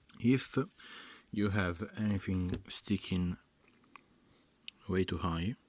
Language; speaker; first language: English; non-native, fluent; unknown